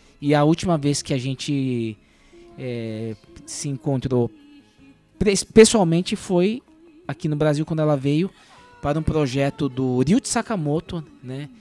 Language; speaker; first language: Portuguese; native; Portuguese